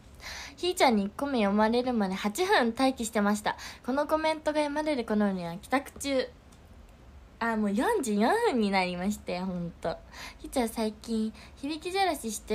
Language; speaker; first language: Japanese; native; Japanese